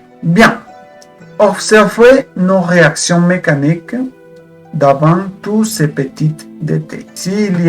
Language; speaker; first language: French; non-native, fluent; Spanish